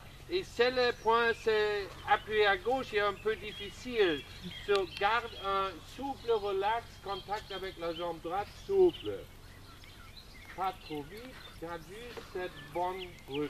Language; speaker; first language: French; non-native, learner; German